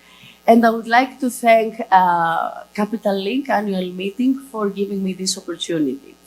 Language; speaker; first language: English; non-native, fluent; Greek